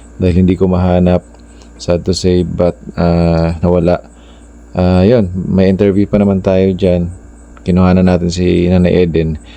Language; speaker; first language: Filipino; non-native, local second language; Bikol